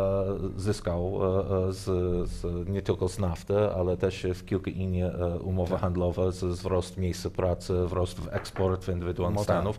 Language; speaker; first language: Polish; non-native, learner; English